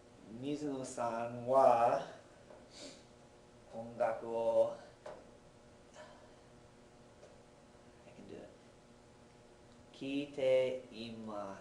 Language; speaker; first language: Japanese; non-native, learner; English